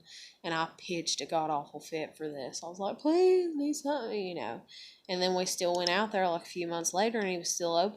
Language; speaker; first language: English; native; English